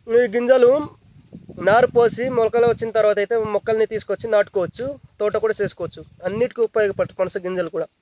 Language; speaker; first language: Telugu; non-native, local second language; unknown